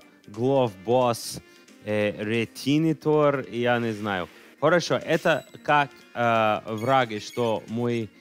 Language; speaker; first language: Russian; non-native, learner; English